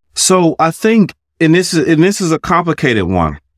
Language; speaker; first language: English; native; English